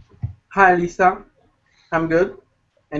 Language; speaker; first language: English; non-native, learner; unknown